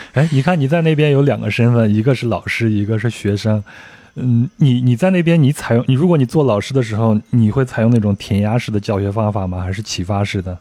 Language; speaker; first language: Chinese; native; Chinese